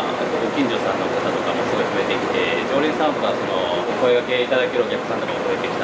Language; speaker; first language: Japanese; native; Japanese